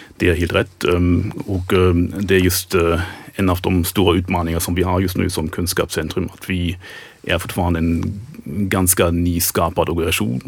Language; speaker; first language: Swedish; non-native, fluent; German